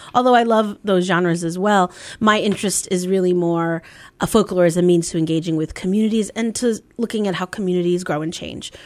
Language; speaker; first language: English; native; English